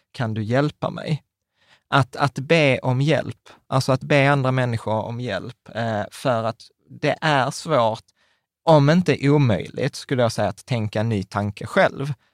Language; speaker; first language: Swedish; early bilingual, other home language; Czech